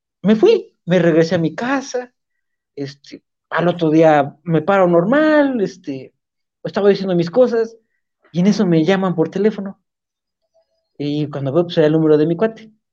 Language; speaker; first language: Spanish; native; Spanish